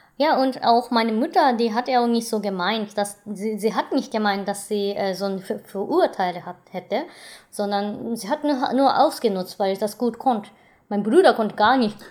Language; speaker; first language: German; non-native, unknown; Japanese